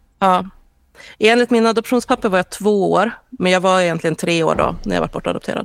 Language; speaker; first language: Swedish; early bilingual, other home language; Spanish